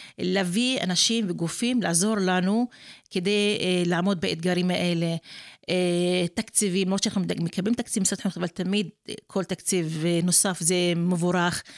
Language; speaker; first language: Hebrew; non-native, local second language; Arabic